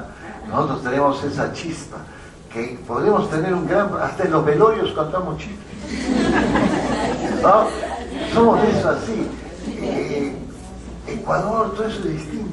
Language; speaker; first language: Spanish; native; Spanish